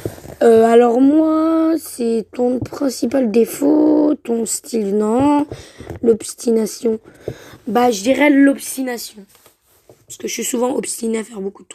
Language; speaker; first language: French; native; French